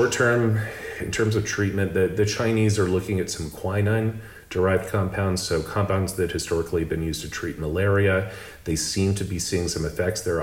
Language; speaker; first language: English; native; English